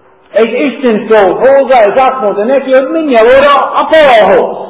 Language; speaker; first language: Hungarian; non-native, learner; English